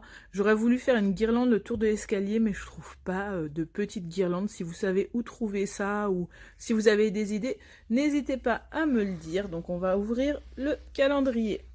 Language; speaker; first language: French; native; French